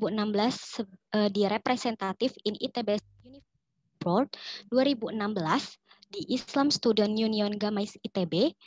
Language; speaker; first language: Indonesian; native; Indonesian